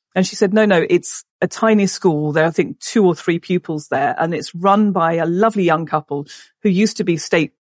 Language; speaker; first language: English; native; English